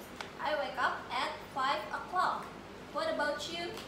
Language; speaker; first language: English; non-native, learner; Indonesian